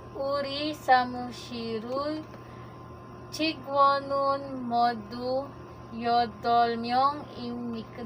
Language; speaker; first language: Korean; non-native, learner; Filipino